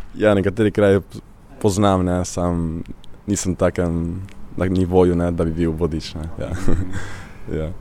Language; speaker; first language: Slovenian; early bilingual, heritage; Slovenian